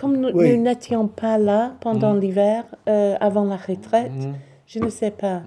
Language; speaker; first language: French; non-native, learner; English